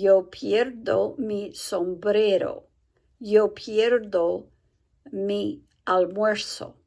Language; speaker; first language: Spanish; non-native, fluent; English